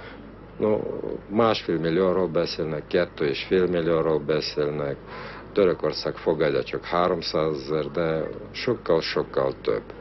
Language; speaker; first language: Hungarian; non-native, fluent; Armenian